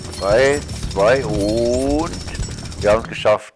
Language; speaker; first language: German; native; German